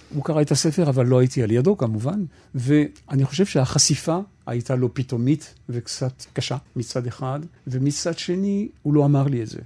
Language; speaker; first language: Hebrew; non-native, fluent; French